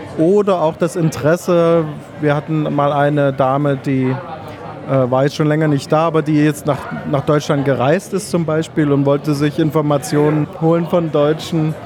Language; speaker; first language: German; native; German